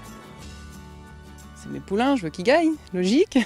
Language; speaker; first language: French; native; French